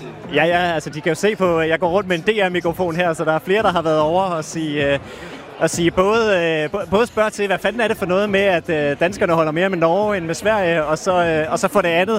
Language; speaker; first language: Danish; native; Danish